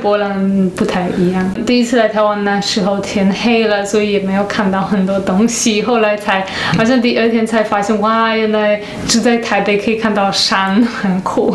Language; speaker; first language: Chinese; non-native, fluent; Polish